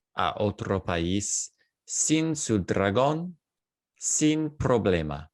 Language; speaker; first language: Spanish; non-native, fluent; English